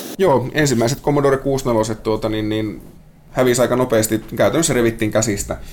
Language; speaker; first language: Finnish; native; Finnish